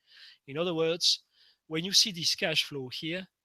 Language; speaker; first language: English; non-native, fluent; French